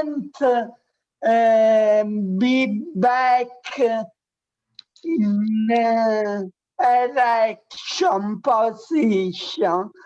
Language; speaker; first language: English; non-native, learner; Italian